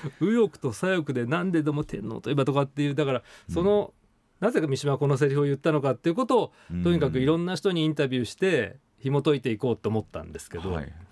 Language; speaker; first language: Japanese; native; Japanese